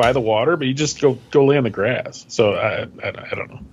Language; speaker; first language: English; native; English